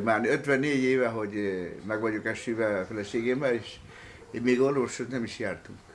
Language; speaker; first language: Hungarian; early bilingual, heritage; Hungarian